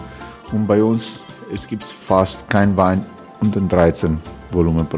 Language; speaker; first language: German; non-native, fluent; Croatian